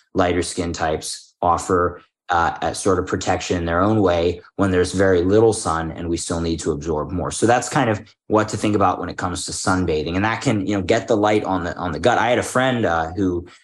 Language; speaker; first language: English; native; English